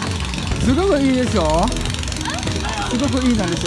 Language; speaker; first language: Japanese; non-native, fluent; Indonesian